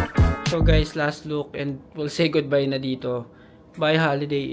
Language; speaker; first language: English; non-native, local second language; Filipino